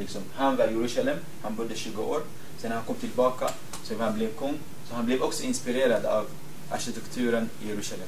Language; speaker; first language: Swedish; non-native, fluent; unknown